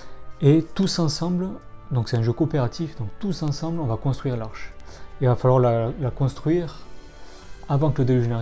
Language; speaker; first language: French; native; French